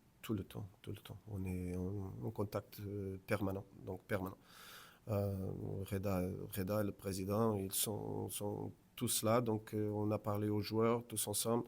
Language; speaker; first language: French; non-native, fluent; Portuguese